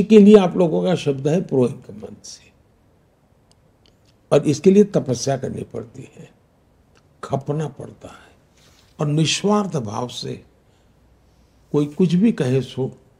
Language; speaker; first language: Hindi; non-native, local second language; Gujarati